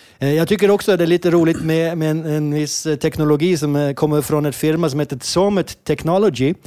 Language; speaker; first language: Swedish; non-native, fluent; Hebrew